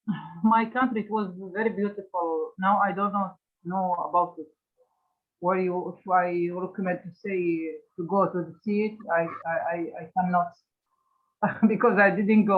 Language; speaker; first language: English; non-native, learner; Arabic